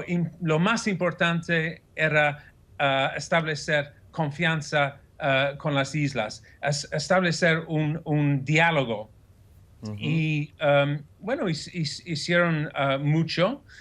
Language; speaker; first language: Spanish; non-native, fluent; English